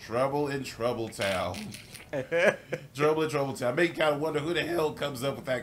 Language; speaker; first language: English; native; English